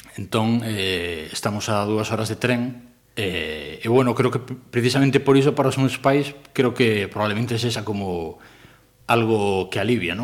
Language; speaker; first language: Galician; non-native, local second language; Spanish